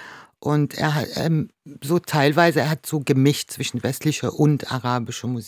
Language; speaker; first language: German; non-native, fluent; Arabic